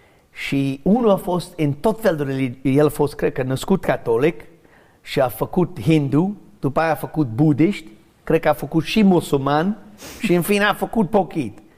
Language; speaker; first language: Romanian; non-native, learner; English